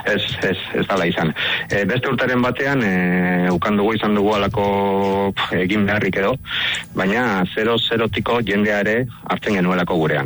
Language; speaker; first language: Basque; non-native, local second language; Spanish